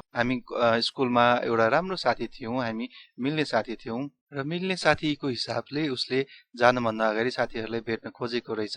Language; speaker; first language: Nepali; non-native, local second language; Newari